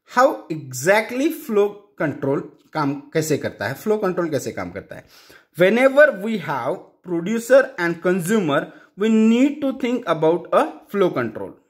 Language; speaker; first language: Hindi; non-native, local second language; Marathi